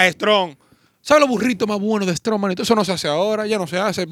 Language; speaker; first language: Spanish; native; Spanish